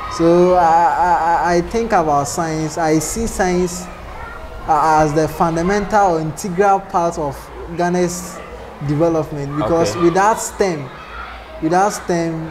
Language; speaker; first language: English; non-native, local second language; Akan